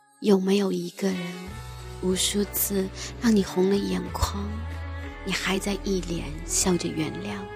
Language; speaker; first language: Chinese; native; Chinese